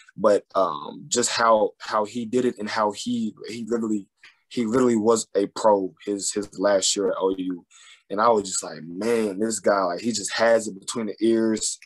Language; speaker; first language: English; native; English